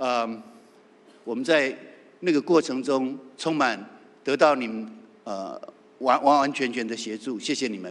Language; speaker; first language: Chinese; native; Chinese